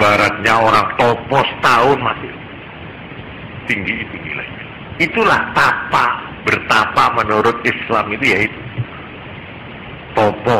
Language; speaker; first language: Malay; non-native, local second language; Javanese